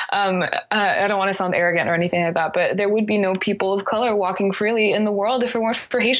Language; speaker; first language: English; native; English